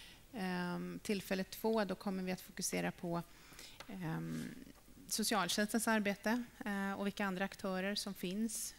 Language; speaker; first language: Swedish; native; Swedish